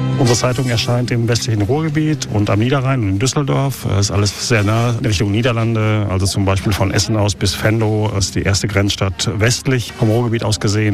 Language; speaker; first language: German; native; German